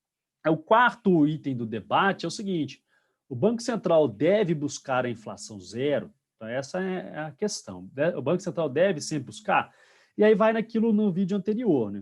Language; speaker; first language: Portuguese; native; Portuguese